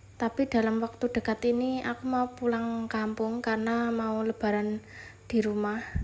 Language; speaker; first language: Indonesian; non-native, local second language; Javanese